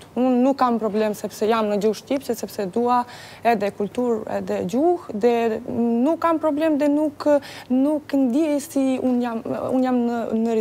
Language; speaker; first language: Albanian; non-native, learner; Serbian